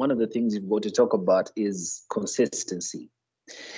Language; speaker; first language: English; non-native, local second language; Ganda